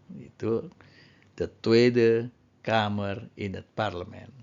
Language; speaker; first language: Dutch; non-native, fluent; Indonesian